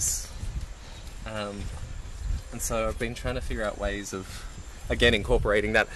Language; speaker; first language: English; native; English